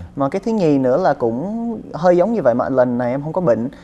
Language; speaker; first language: Vietnamese; early bilingual, other home language; English